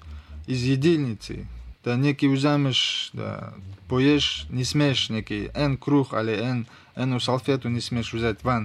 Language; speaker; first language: Slovenian; non-native, learner; Russian